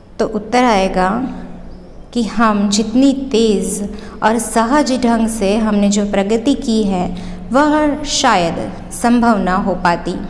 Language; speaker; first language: Hindi; non-native, local second language; Gujarati